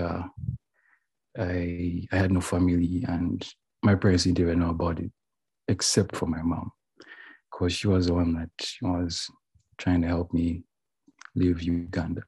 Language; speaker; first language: English; non-native, local second language; Ganda